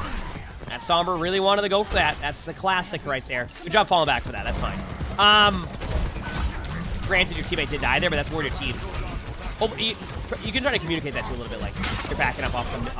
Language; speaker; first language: English; native; English